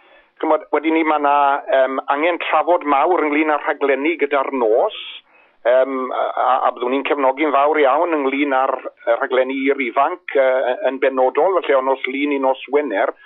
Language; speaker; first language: Welsh; native; Welsh